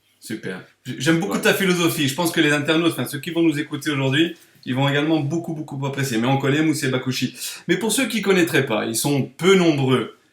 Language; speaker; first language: French; native; French